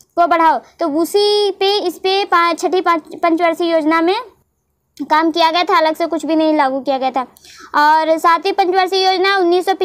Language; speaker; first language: Hindi; native; Hindi